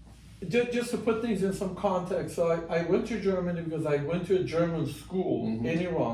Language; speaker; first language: English; non-native, fluent; Persian